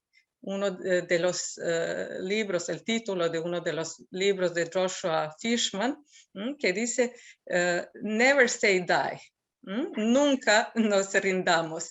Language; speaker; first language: Spanish; non-native, fluent; Serbian